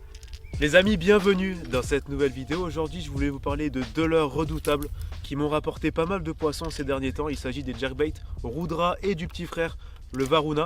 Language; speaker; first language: French; native; French